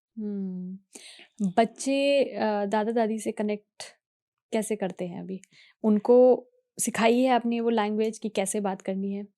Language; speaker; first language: Hindi; native; Hindi